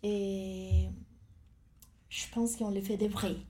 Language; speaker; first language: French; non-native, fluent; Spanish